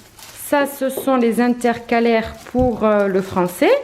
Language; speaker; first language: French; native; French